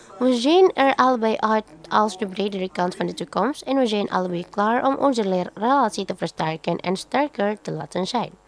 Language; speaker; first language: Dutch; non-native, fluent; Indonesian